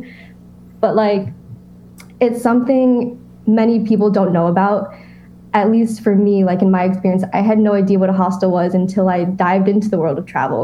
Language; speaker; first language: English; native; English